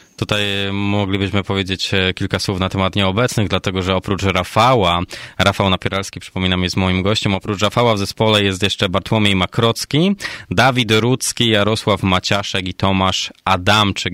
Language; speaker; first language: Polish; native; Polish